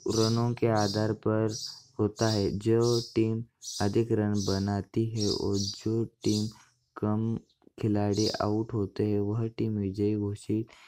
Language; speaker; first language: Hindi; non-native, local second language; Marathi